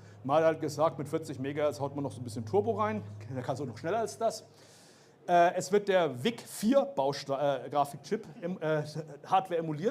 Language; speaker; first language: German; native; German